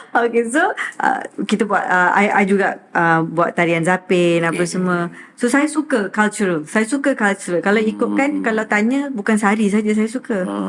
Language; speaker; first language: Malay; non-native, local second language; Tamil